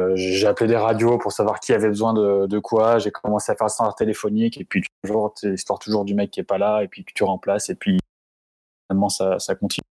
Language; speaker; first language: French; native; French